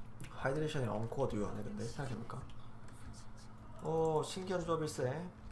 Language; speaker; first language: Korean; native; Korean